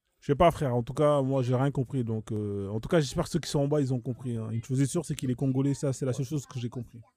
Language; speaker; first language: French; native; French